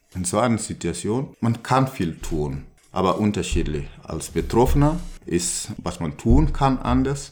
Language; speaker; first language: German; non-native, fluent; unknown